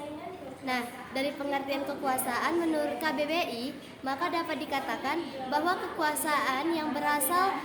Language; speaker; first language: Indonesian; native; Indonesian